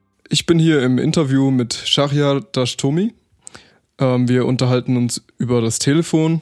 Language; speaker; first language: German; native; German